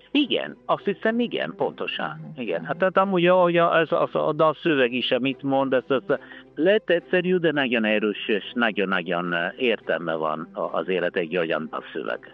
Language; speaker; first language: Hungarian; non-native, fluent; Italian